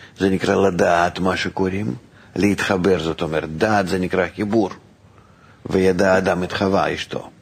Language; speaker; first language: Hebrew; non-native, fluent; Russian